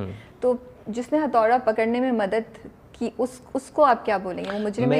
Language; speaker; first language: Urdu; native; Urdu